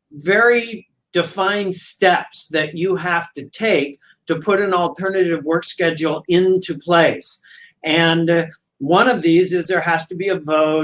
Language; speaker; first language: English; native; English